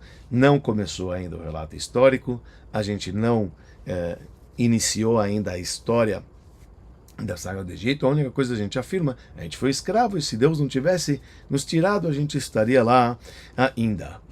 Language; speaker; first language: Portuguese; native; Portuguese